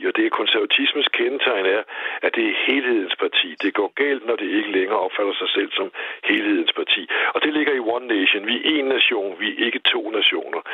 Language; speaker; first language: Danish; native; Danish